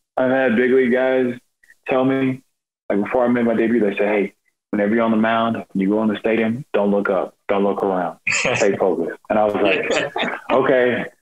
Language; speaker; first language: English; native; English